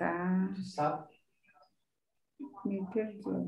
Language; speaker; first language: Spanish; non-native, learner; Portuguese